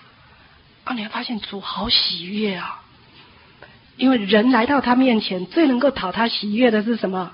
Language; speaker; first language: Chinese; native; Chinese